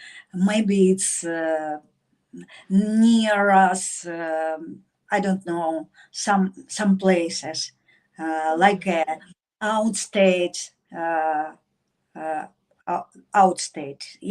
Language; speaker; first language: English; non-native, learner; Russian